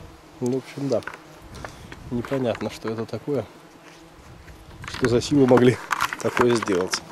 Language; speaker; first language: Russian; native; Russian